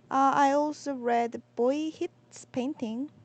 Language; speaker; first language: English; non-native, learner; Korean